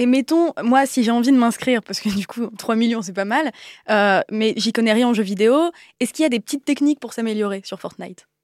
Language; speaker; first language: French; native; French